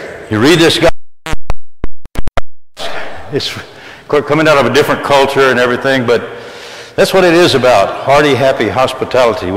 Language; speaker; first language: English; native; English